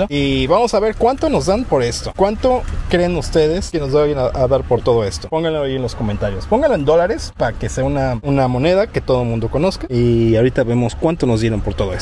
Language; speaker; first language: Spanish; native; Spanish